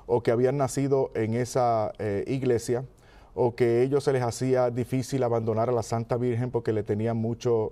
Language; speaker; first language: Spanish; native; Spanish